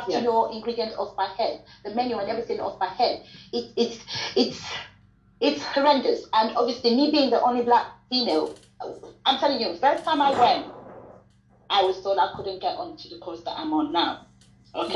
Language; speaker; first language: English; non-native, local second language; Krio